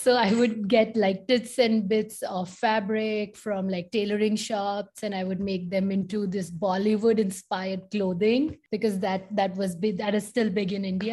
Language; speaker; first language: English; non-native, local second language; Hindi